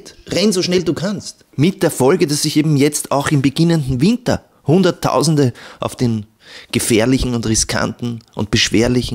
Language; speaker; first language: German; native; German